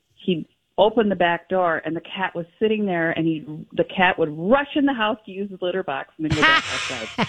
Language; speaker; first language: English; native; English